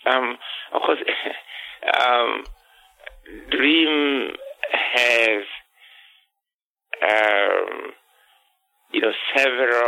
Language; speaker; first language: English; non-native, local second language; Kikuyu